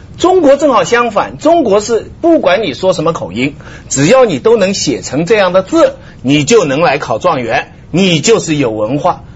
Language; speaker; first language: Chinese; native; Chinese